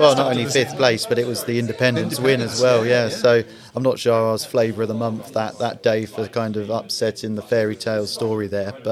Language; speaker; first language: English; native; English